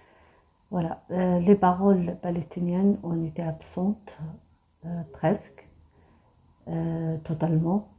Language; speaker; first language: French; non-native, fluent; Arabic